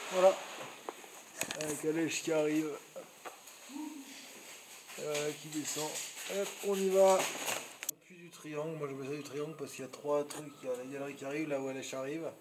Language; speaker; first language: French; native; French